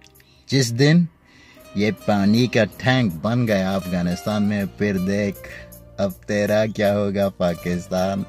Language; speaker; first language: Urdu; non-native, fluent; Pashto